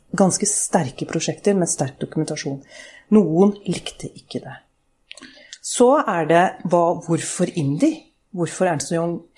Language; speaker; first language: Norwegian; early bilingual, other home language; Urdu